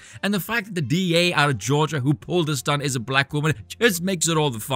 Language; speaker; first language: English; native; English